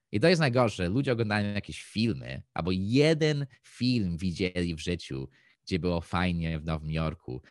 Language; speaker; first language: Polish; early bilingual, heritage; Polish